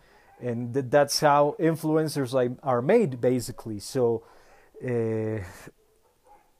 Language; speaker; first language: English; non-native, fluent; Spanish